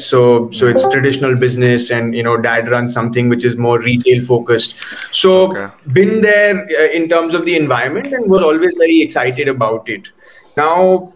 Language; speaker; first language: English; non-native, local second language; Hindi